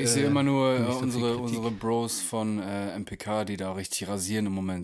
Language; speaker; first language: German; native; German